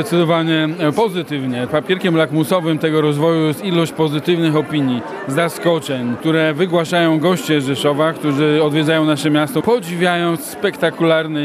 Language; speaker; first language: Polish; native; Polish